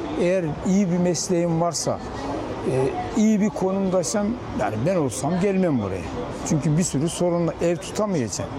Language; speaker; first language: Turkish; early bilingual, heritage; Turkish